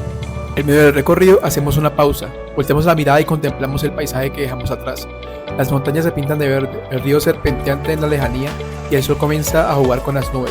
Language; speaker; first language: Spanish; native; Spanish